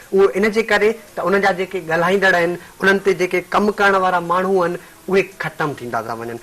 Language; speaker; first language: Sindhi; native; Sindhi